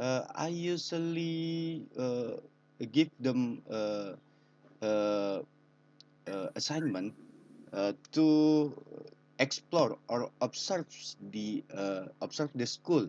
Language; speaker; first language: English; non-native, learner; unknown